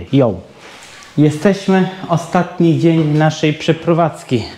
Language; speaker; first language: Polish; native; Polish